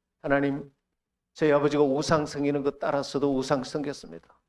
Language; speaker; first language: Korean; native; Korean